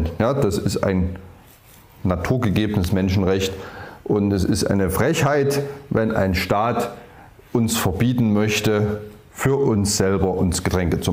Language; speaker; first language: German; native; German